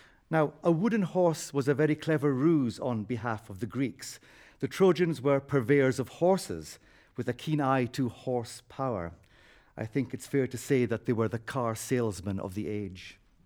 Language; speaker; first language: English; native; English